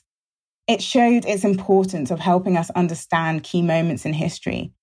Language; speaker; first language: English; native; English